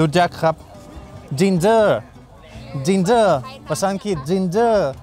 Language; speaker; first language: Thai; non-native, learner; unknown